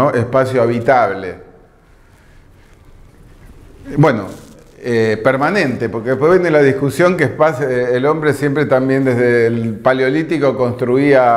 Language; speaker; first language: Spanish; native; Spanish